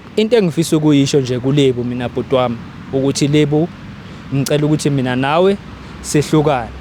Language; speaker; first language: Zulu; non-native, local second language; Southern Sotho